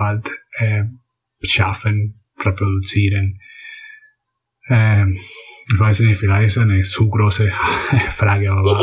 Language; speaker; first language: German; non-native, fluent; Spanish